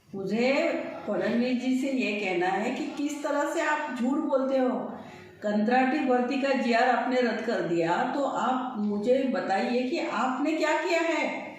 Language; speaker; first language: Hindi; non-native, local second language; Marathi